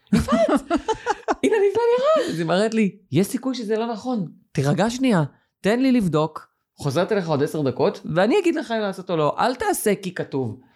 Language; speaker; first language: Hebrew; native; Hebrew